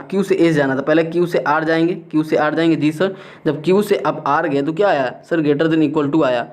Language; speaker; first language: Hindi; native; Hindi